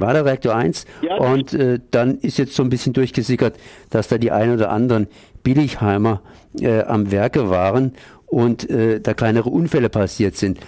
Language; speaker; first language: German; native; German